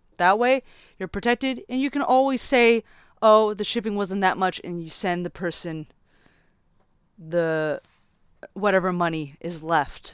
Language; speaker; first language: English; native; English